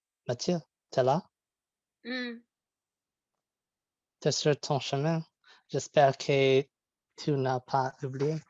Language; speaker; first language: French; non-native, learner; English